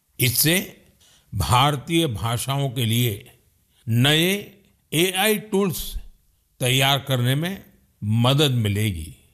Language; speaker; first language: Hindi; non-native, local second language; Gujarati